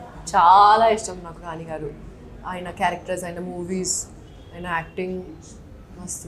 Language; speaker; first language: Telugu; non-native, local second language; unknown